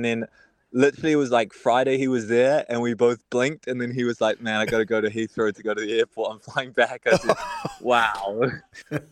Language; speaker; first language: English; native; English